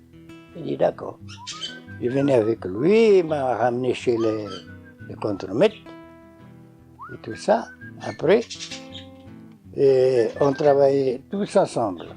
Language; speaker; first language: French; non-native, learner; Portuguese